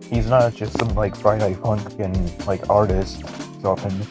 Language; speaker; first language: English; native; English